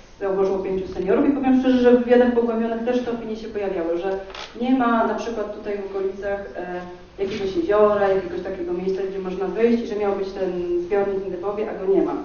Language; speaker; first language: Polish; native; Polish